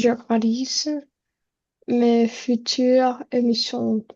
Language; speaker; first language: French; non-native, learner; Spanish